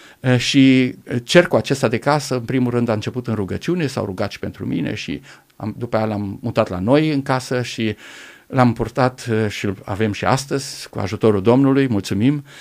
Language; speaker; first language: Romanian; non-native, local second language; German